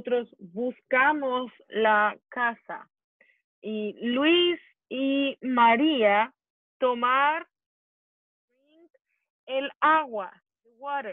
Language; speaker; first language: Spanish; non-native, fluent; English